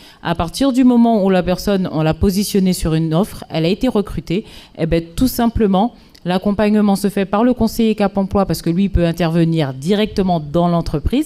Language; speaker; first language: French; native; French